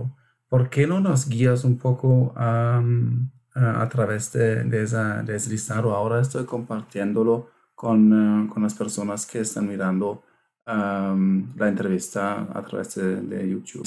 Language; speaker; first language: Spanish; non-native, fluent; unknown